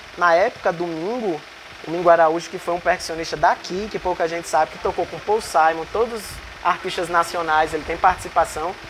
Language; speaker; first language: Portuguese; native; Portuguese